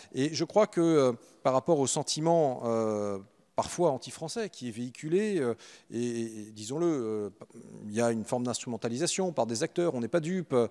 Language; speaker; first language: French; native; French